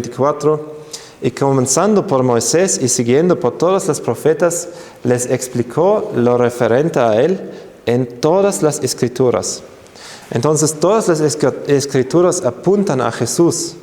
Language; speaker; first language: Spanish; non-native, fluent; German